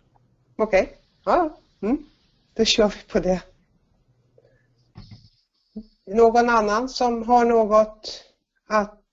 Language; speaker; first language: Swedish; native; Swedish